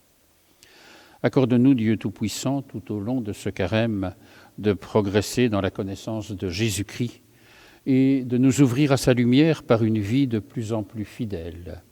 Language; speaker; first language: French; native; French